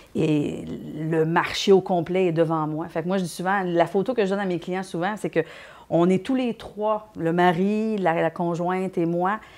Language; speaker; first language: French; native; French